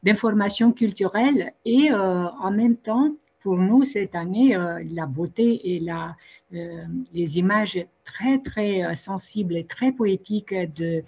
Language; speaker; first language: French; non-native, fluent; Romanian